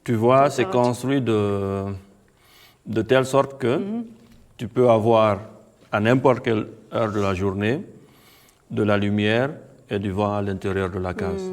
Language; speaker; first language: French; non-native, local second language; Fula